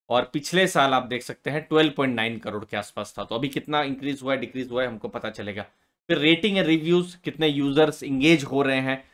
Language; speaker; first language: Hindi; native; Hindi